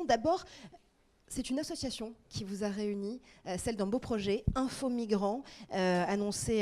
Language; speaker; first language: French; native; French